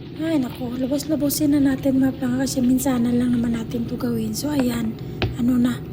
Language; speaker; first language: Filipino; non-native, local second language; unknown